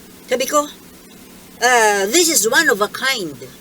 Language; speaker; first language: English; non-native, local second language; Filipino